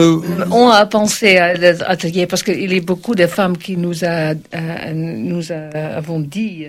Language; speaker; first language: French; non-native, learner; Dutch